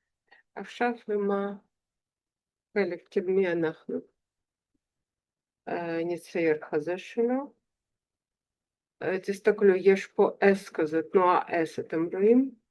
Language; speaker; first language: Hebrew; non-native, fluent; Russian